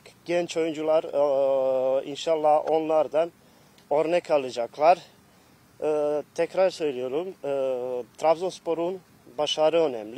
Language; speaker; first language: Turkish; non-native, fluent; Bosnian